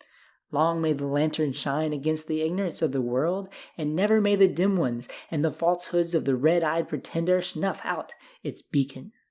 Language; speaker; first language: English; native; English